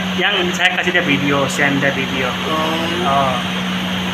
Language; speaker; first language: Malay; non-native, learner; Bangla